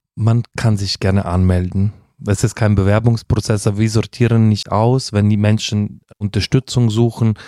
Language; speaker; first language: German; non-native, fluent; Russian